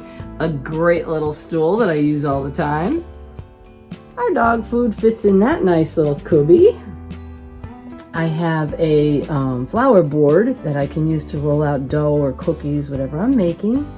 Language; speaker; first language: English; native; English